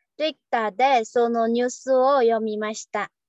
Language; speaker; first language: Japanese; non-native, learner; Burmese